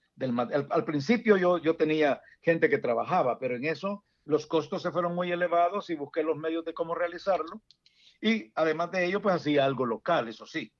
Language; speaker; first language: Spanish; native; Spanish